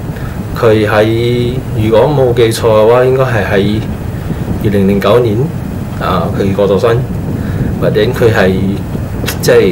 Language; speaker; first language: Cantonese; non-native, fluent; Min Nan Chinese